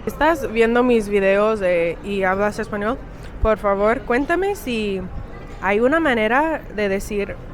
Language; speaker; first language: Spanish; non-native, learner; English